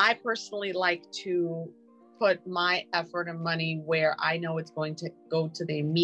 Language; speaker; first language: English; non-native, fluent; Ukrainian